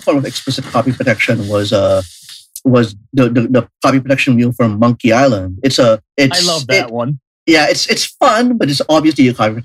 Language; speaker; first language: English; non-native, local second language; Filipino